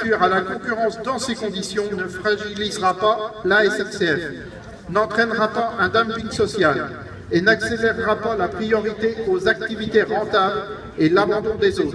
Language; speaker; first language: French; native; French